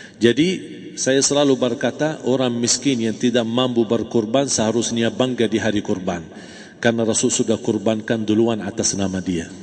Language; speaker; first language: Malay; non-native, fluent; Arabic